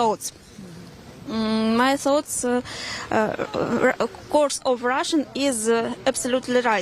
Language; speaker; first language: English; non-native, learner; Russian